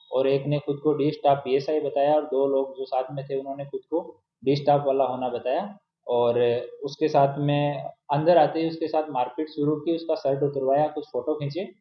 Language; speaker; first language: Hindi; non-native, local second language; Gujarati